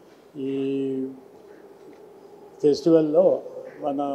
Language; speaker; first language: Telugu; native; Telugu